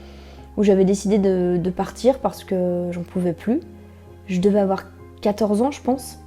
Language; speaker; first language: French; native; French